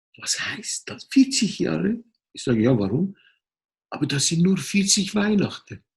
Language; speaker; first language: German; non-native, fluent; Persian